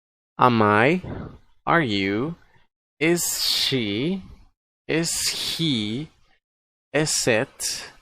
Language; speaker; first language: English; non-native, fluent; Spanish